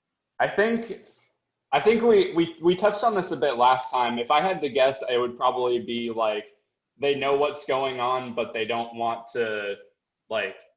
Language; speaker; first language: English; native; English